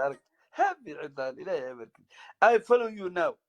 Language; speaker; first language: English; non-native, learner; Somali